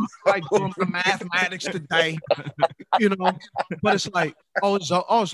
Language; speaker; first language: English; native; English